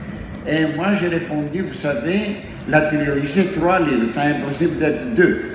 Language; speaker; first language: French; non-native, fluent; Greek